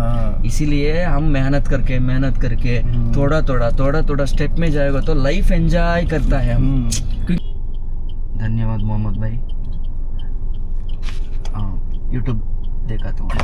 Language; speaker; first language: Hindi; non-native, learner; Kannada